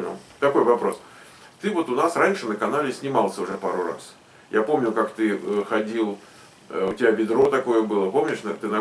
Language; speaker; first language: Russian; native; Russian